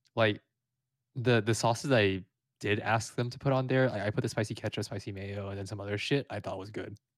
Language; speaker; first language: English; early bilingual, other home language; Vietnamese